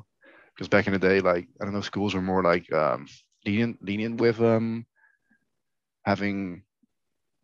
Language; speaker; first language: English; non-native, fluent; Dutch